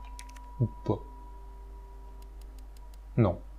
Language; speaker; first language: French; native; French